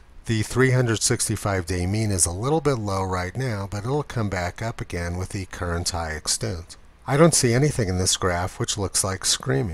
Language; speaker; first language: English; native; English